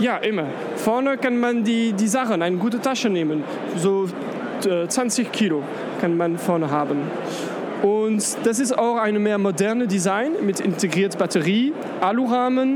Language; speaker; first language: German; non-native, learner; French